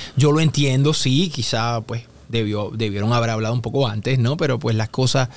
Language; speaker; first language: Spanish; native; Spanish